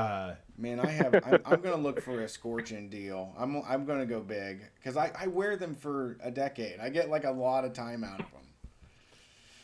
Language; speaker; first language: English; native; English